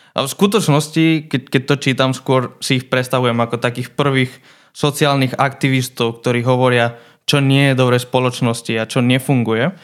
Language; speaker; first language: Slovak; non-native, fluent; Spanish